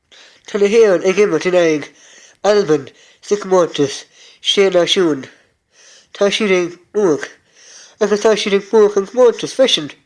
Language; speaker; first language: Irish; non-native, learner; English